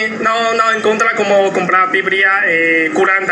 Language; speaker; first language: Portuguese; non-native, learner; Chinese